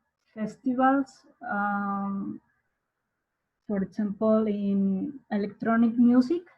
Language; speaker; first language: English; non-native, learner; Spanish